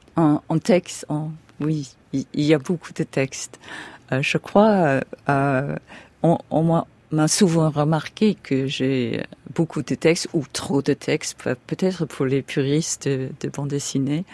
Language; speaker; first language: French; non-native, fluent; English